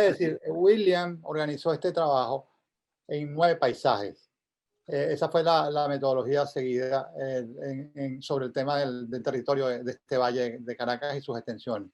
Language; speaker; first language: Spanish; native; Spanish